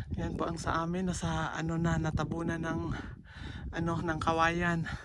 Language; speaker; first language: Filipino; non-native, local second language; Cebuano